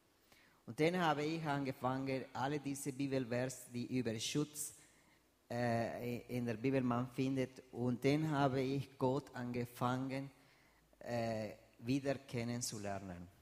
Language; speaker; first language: German; non-native, fluent; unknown